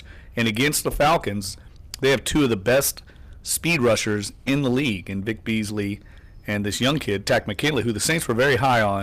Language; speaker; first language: English; native; English